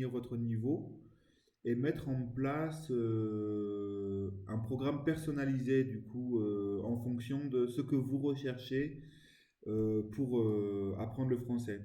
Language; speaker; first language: French; native; French